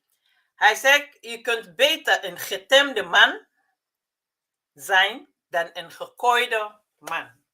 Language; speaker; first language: Dutch; non-native, fluent; Mandingo